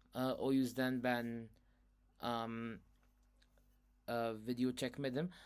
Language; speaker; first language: Turkish; non-native, learner; Urdu